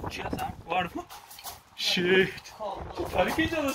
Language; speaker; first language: Norwegian; non-native, learner; Persian